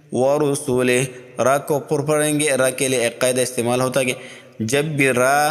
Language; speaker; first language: Urdu; non-native, local second language; Pashto